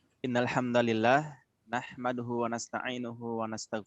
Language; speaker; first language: Indonesian; native; Indonesian